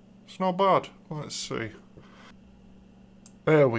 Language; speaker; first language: English; native; English